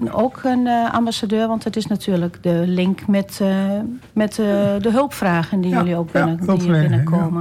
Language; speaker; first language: Dutch; native; Dutch